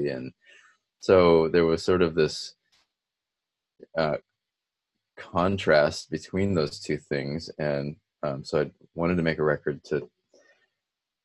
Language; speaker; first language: English; native; English